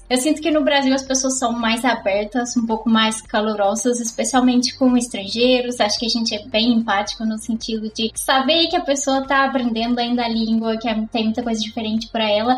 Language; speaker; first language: Portuguese; native; Portuguese